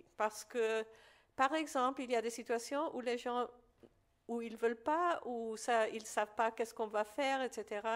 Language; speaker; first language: French; non-native, fluent; Spanish